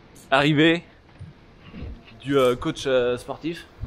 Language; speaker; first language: French; native; French